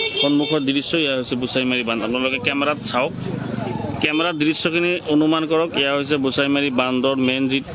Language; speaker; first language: Assamese; non-native, local second language; Bangla